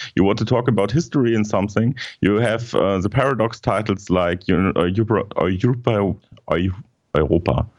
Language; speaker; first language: English; non-native, fluent; German